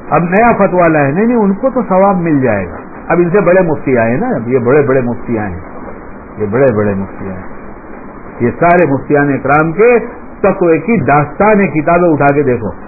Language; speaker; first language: Urdu; native; Urdu